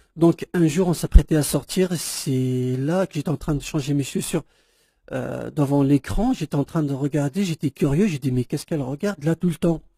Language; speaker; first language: French; non-native, local second language; Kabyle